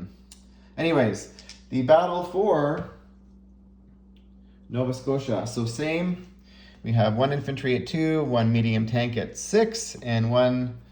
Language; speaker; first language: English; native; English